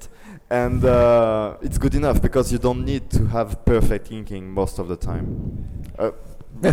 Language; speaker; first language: English; non-native, fluent; French